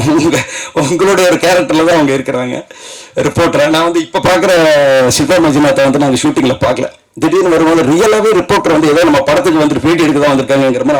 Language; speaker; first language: Tamil; native; Tamil